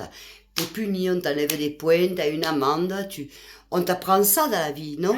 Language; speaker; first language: French; native; French